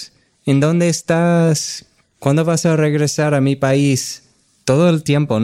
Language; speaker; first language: Spanish; non-native, fluent; English